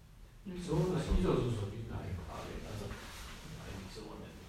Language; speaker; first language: German; native; German